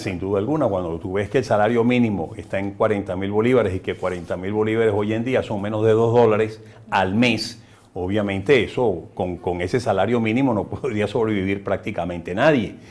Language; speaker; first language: Spanish; native; Spanish